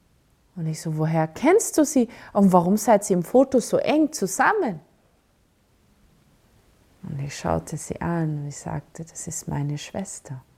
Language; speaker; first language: German; non-native, fluent; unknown